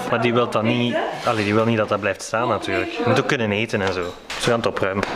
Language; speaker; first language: Dutch; native; Dutch